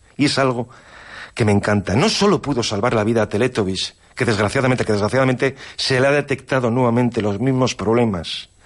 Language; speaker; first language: Spanish; native; Spanish